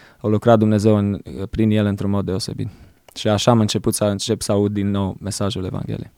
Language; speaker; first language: Romanian; early bilingual, heritage; Romanian